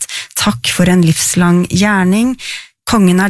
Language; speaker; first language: Norwegian; native; Norwegian